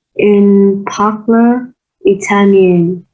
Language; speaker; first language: French; non-native, learner; Vietnamese